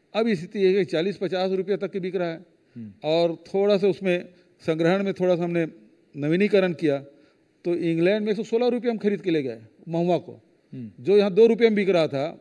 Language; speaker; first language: Hindi; native; Hindi